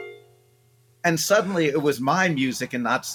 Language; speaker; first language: English; native; English